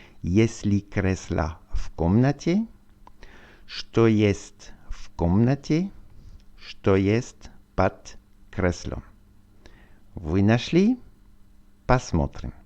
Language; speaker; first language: Russian; non-native, learner; French